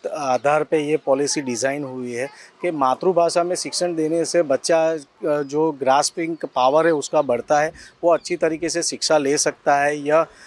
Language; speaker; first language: Hindi; non-native, local second language; Gujarati